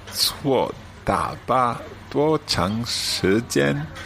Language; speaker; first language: Chinese; non-native, learner; English